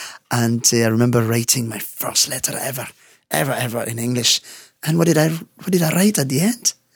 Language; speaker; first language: English; non-native, fluent; French